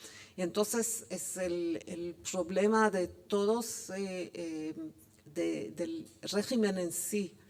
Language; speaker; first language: Spanish; non-native, fluent; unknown